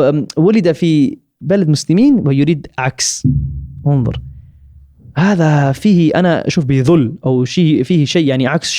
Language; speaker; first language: Arabic; non-native, fluent; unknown